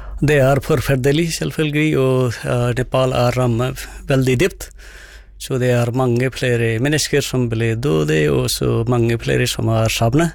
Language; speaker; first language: Norwegian; non-native, fluent; Nepali